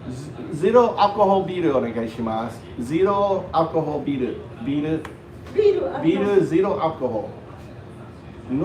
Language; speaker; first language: Japanese; non-native, learner; English